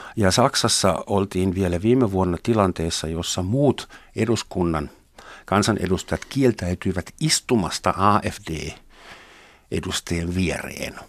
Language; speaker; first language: Finnish; non-native, fluent; German